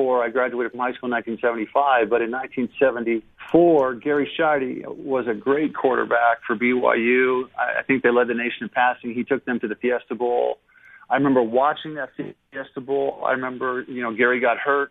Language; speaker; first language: English; native; English